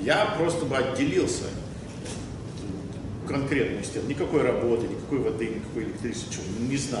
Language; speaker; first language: Russian; early bilingual, other home language; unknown